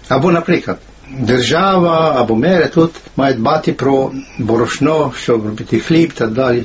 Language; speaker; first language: Ukrainian; non-native, fluent; Swedish